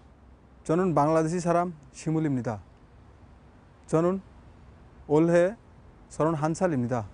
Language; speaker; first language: Korean; non-native, learner; Bangla